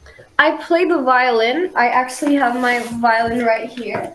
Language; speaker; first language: English; non-native, fluent; Turkish